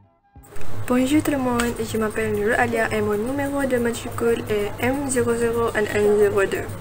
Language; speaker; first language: French; non-native, learner; Malay